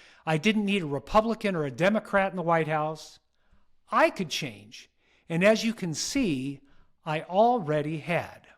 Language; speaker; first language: English; native; English